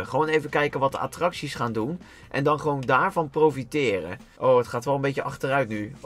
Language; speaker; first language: Dutch; native; Dutch